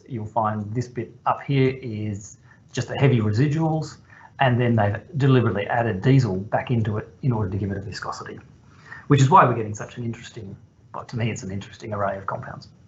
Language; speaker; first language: English; native; English